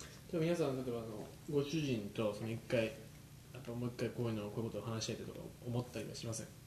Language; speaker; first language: Japanese; native; Japanese